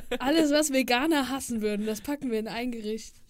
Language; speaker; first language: German; native; German